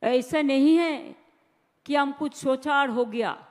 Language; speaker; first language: Hindi; non-native, local second language; Bangla